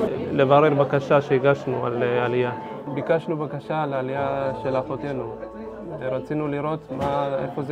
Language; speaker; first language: Hebrew; early bilingual, other home language; Amharic